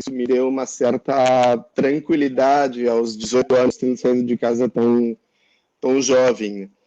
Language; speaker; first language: Portuguese; non-native, fluent; Spanish